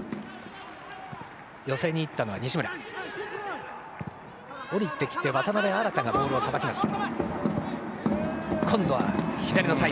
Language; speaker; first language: Japanese; native; Japanese